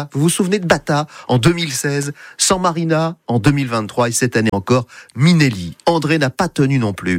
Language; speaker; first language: French; native; French